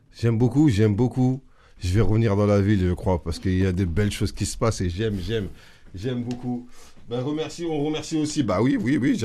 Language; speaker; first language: French; native; French